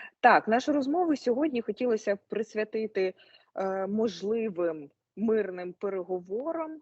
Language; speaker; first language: Ukrainian; native; Ukrainian